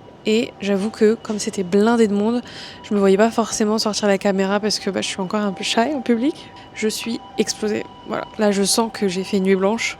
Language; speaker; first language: French; native; French